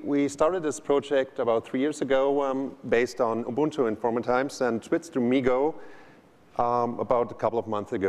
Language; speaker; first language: English; non-native, fluent; German